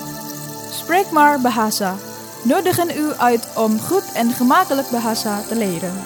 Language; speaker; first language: Dutch; non-native, fluent; Indonesian